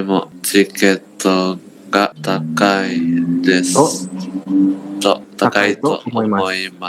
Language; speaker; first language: Japanese; non-native, learner; Indonesian